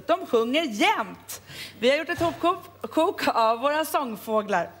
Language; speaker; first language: Swedish; native; Swedish